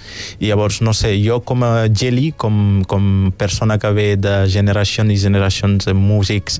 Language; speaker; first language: Catalan; non-native, fluent; Mandingo